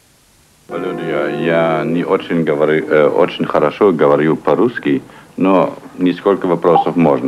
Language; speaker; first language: Russian; non-native, learner; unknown